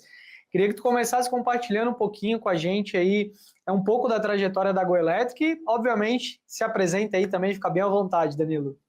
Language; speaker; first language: Portuguese; native; Portuguese